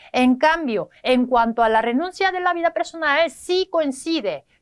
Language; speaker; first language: Spanish; non-native, fluent; Korean